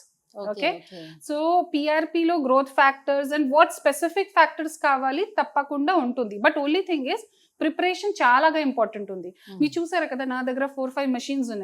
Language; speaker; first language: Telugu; non-native, fluent; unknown